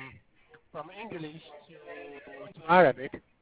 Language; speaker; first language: English; non-native, fluent; Arabic